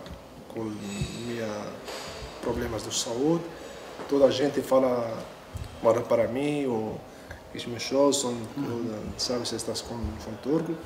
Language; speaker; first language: Portuguese; non-native, learner; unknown